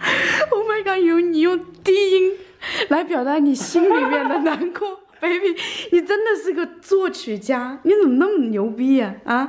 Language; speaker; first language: Chinese; native; Chinese